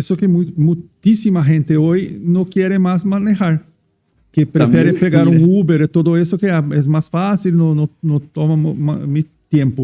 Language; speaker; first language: Spanish; non-native, fluent; Portuguese